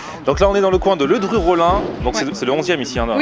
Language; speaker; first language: French; native; French